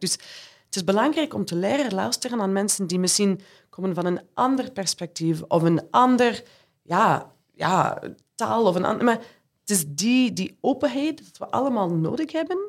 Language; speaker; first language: Dutch; non-native, fluent; English